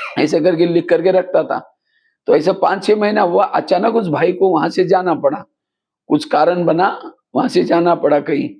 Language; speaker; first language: Hindi; non-native, local second language; Marathi